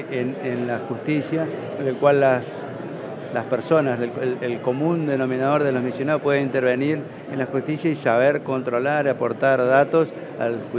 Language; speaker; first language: Spanish; native; Spanish